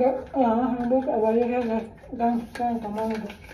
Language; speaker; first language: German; non-native, learner; Filipino